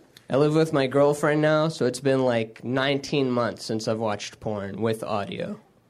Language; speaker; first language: English; native; English